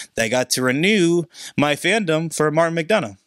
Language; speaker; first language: English; native; English